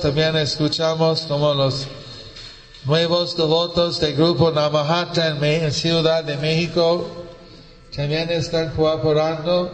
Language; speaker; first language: Spanish; non-native, learner; English